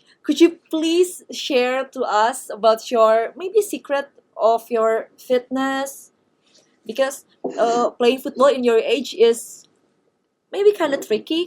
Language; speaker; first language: English; non-native, fluent; Indonesian